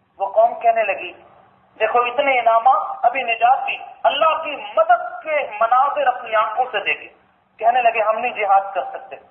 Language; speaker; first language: Urdu; non-native, local second language; Punjabi